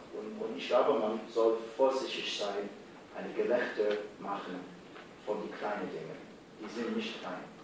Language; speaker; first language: German; non-native, fluent; English